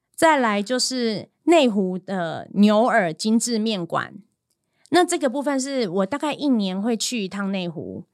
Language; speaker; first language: Chinese; native; Chinese